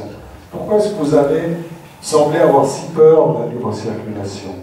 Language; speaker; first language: French; native; French